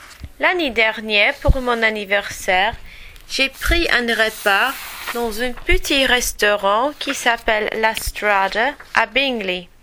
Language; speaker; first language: French; non-native, learner; English